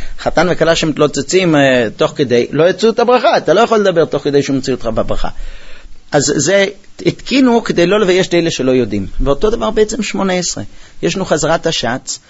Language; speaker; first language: Hebrew; early bilingual, heritage; Hebrew